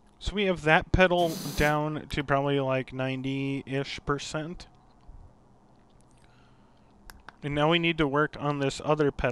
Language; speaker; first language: English; native; English